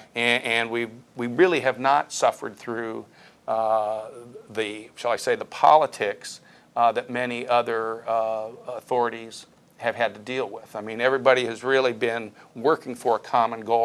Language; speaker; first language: English; native; English